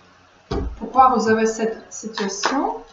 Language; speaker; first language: French; non-native, learner; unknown